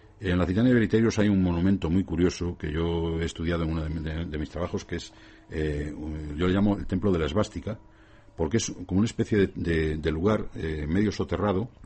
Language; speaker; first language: Spanish; native; Spanish